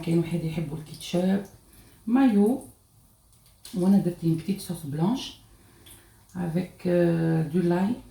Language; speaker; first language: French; non-native, local second language; Arabic